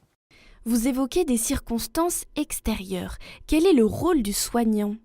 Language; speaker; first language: French; native; French